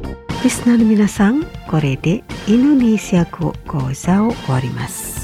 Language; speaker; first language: Japanese; non-native, fluent; Indonesian